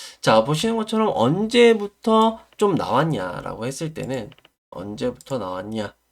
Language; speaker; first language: Korean; native; Korean